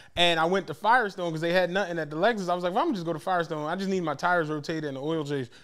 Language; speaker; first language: English; native; English